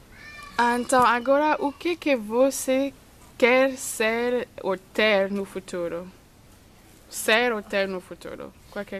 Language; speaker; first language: Portuguese; non-native, fluent; English